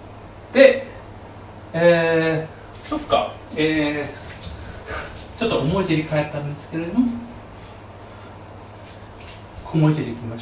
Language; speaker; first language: Japanese; non-native, fluent; German